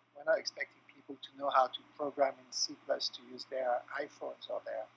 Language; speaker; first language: English; non-native, fluent; French